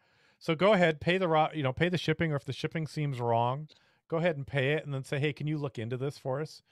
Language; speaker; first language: English; native; English